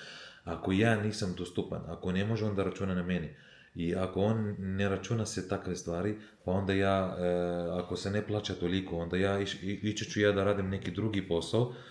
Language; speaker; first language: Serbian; non-native, learner; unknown